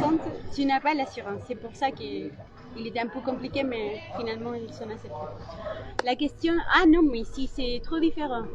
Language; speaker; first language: French; non-native, learner; Spanish